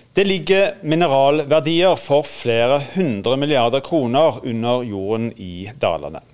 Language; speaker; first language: Norwegian; native; Norwegian